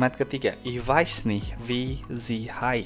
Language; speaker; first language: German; non-native, fluent; Indonesian